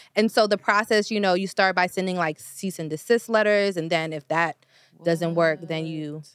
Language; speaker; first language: English; native; English